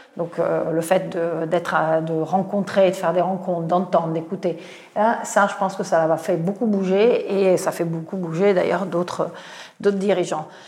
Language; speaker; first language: French; non-native, fluent; Italian